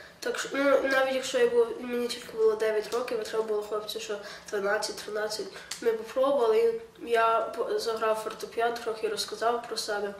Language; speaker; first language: Ukrainian; early bilingual, heritage; Ukrainian